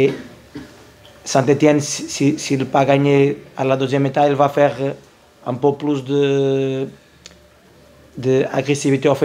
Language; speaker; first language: French; non-native, learner; Portuguese